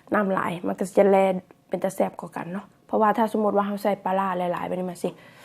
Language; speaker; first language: Thai; native; Thai